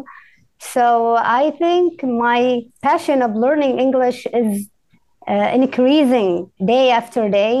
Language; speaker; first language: English; non-native, fluent; Arabic